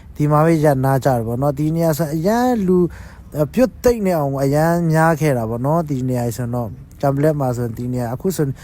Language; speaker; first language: Burmese; non-native, local second language; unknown